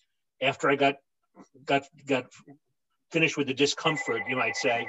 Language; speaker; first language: English; native; English